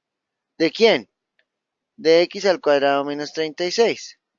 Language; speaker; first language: Spanish; native; Spanish